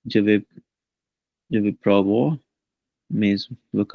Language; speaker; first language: French; non-native, learner; Punjabi